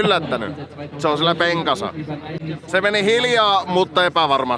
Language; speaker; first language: Finnish; native; Finnish